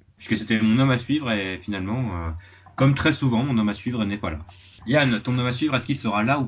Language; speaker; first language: French; native; French